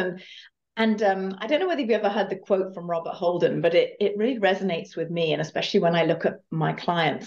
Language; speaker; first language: English; native; English